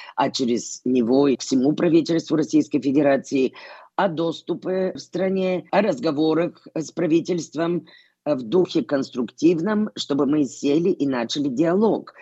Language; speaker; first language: Russian; non-native, fluent; Bulgarian